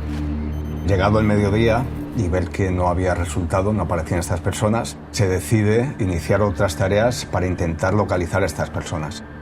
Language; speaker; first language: Spanish; native; Spanish